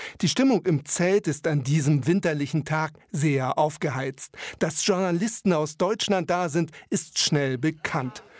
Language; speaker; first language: German; native; German